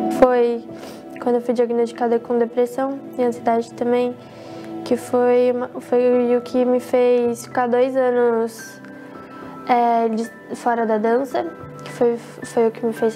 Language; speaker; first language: Portuguese; native; Portuguese